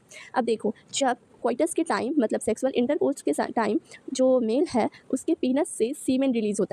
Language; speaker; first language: Hindi; native; Hindi